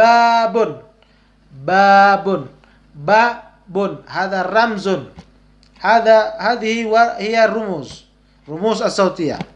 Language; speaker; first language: Arabic; non-native, fluent; Indonesian